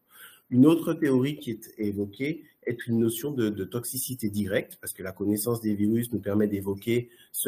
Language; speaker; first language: French; native; French